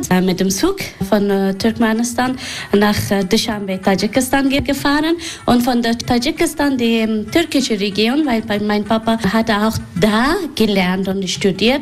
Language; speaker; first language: German; non-native, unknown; Persian